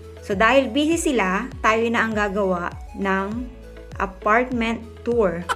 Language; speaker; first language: Filipino; native; Filipino